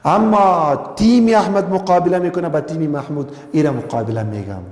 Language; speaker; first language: Persian; non-native, local second language; Pashto